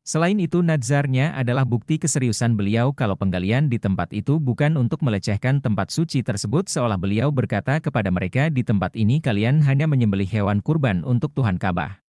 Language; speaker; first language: Indonesian; native; Indonesian